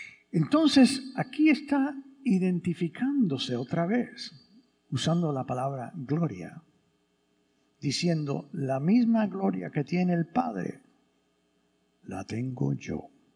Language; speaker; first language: Spanish; early bilingual, other home language; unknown